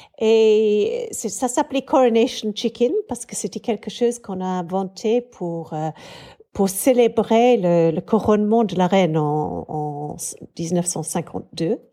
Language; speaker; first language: French; non-native, fluent; English